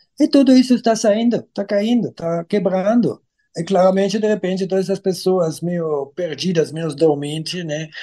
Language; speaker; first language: Portuguese; non-native, fluent; German